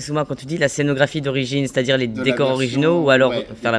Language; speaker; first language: French; native; French